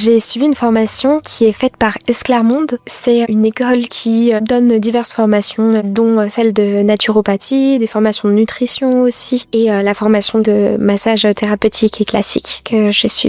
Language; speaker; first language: French; native; French